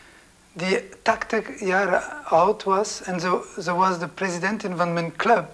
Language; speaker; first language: Dutch; non-native, local second language; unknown